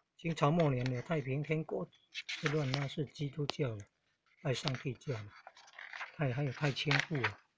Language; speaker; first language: Chinese; non-native, local second language; Min Nan Chinese